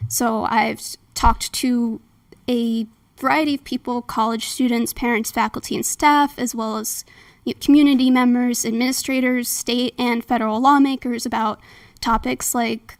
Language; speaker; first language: English; native; English